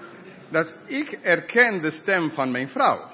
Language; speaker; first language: Dutch; non-native, fluent; English